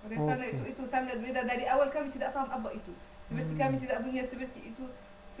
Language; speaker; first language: Indonesian; non-native, learner; Arabic